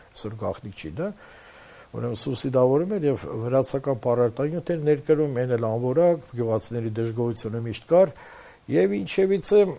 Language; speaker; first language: Armenian; native; Armenian